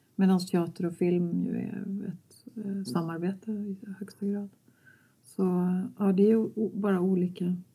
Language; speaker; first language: Swedish; native; Swedish